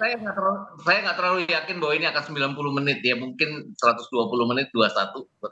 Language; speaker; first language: Indonesian; native; Indonesian